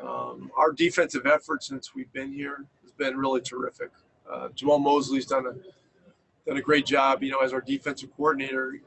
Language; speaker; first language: English; native; English